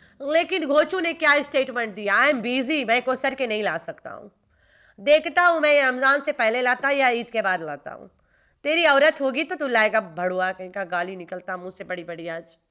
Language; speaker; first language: Urdu; non-native, local second language; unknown